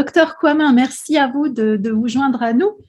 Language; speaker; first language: French; non-native, fluent; English